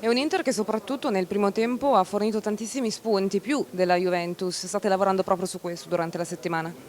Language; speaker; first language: Italian; native; Italian